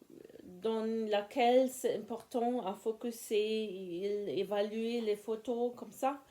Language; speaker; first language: French; non-native, fluent; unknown